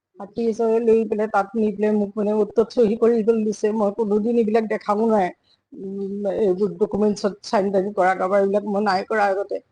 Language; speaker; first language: Assamese; native; Assamese